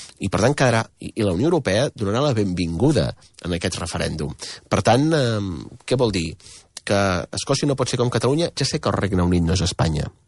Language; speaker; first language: Catalan; native; Catalan